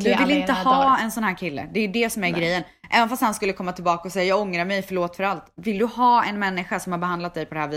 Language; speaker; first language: Swedish; native; Swedish